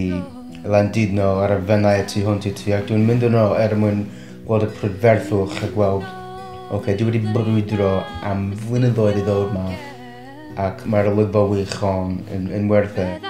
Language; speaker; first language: Welsh; non-native, fluent; English